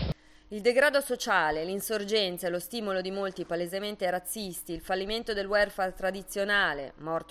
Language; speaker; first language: Italian; native; Italian